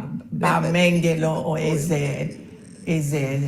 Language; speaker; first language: Hebrew; early bilingual, other home language; Hungarian